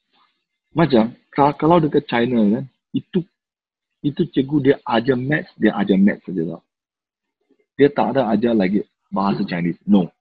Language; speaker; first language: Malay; non-native, local second language; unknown